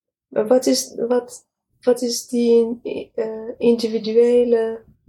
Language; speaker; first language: Dutch; non-native, fluent; Arabic